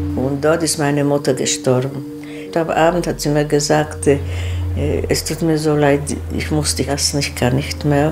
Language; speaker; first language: German; non-native, fluent; Czech